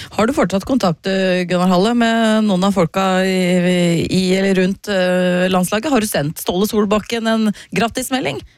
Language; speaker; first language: Norwegian; native; Norwegian